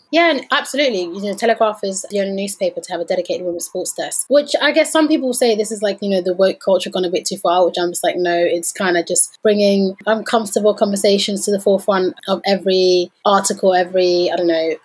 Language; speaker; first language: English; early bilingual, other home language; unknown